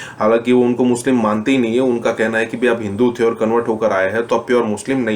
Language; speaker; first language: Hindi; native; Hindi